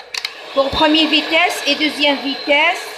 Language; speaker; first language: French; non-native, local second language; Arabic